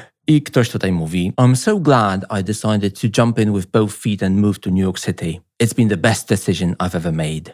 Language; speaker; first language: English; non-native, fluent; Polish